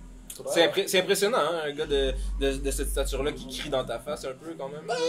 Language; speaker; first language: French; native; French